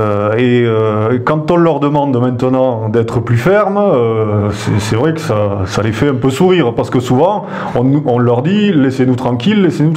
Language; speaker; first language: French; native; French